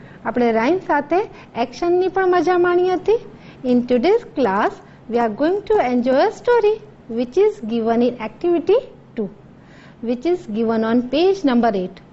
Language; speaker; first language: English; non-native, local second language; Gujarati